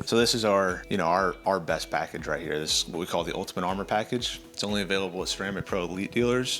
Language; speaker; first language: English; native; English